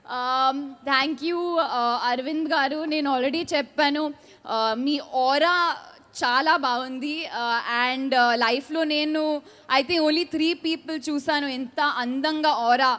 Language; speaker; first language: Telugu; non-native, learner; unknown